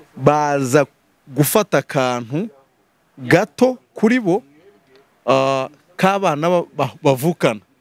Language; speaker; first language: Kinyarwanda; native; Kinyarwanda